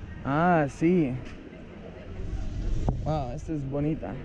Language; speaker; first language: Spanish; non-native, learner; English